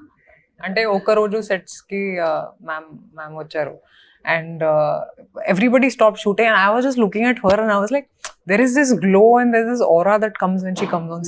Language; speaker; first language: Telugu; non-native, fluent; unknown